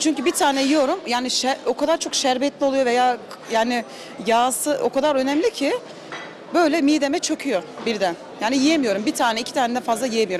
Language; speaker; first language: Turkish; early bilingual, heritage; Turkish